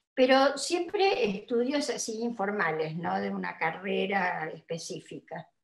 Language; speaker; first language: Spanish; native; Spanish